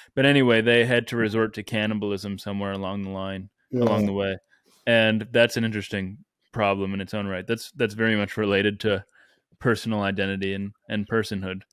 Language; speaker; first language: English; native; English